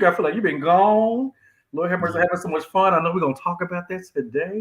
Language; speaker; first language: English; native; English